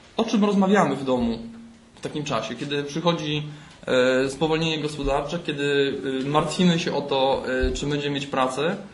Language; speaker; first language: Polish; native; Polish